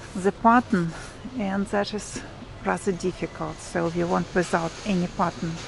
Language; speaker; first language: English; non-native, fluent; Russian